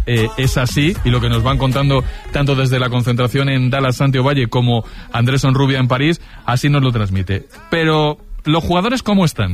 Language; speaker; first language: Spanish; native; Spanish